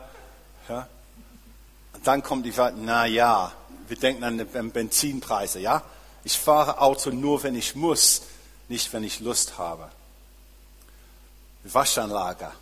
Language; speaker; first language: German; non-native, fluent; English